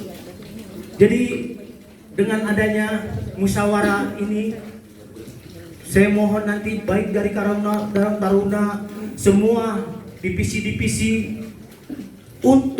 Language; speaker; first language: Indonesian; native; Indonesian